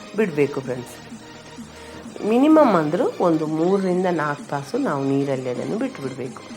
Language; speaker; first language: Kannada; native; Kannada